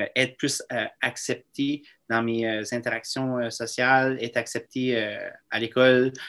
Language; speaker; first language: French; native; French